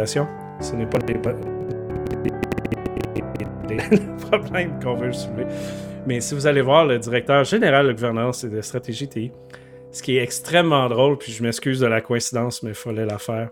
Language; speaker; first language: French; native; French